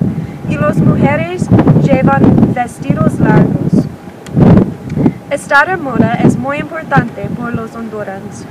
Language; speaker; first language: Spanish; non-native, learner; English